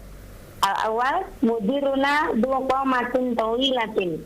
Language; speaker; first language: Arabic; non-native, learner; Indonesian